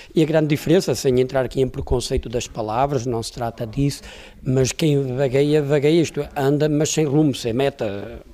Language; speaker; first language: Portuguese; native; Portuguese